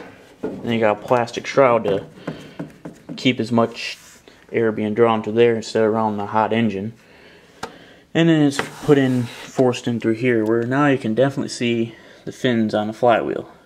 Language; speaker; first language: English; native; English